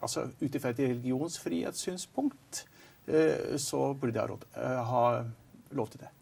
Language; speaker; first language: Norwegian; native; Norwegian